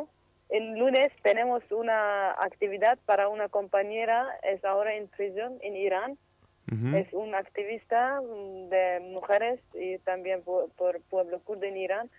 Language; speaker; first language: Spanish; non-native, learner; Kurdish